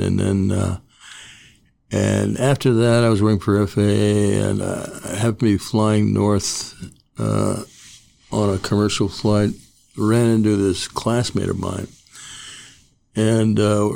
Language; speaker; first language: English; native; English